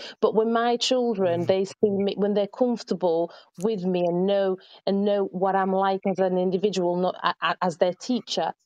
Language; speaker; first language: English; early bilingual, other home language; Arabic